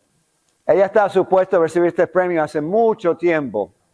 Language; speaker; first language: Spanish; non-native, local second language; English